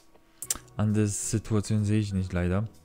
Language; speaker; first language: German; non-native, learner; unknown